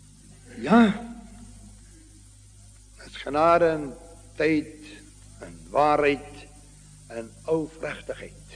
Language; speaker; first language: German; non-native, learner; Afrikaans